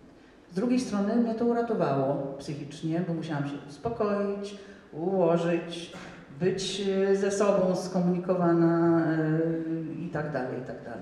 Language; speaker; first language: Polish; non-native, fluent; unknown